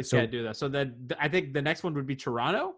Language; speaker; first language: English; native; English